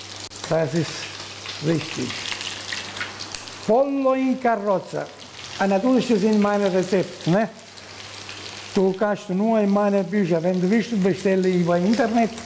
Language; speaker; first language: German; non-native, learner; Italian